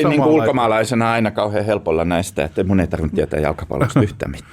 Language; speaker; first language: Finnish; native; Finnish